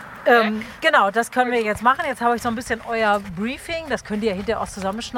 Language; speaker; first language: German; native; German